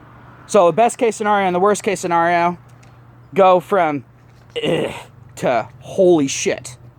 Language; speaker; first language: English; native; English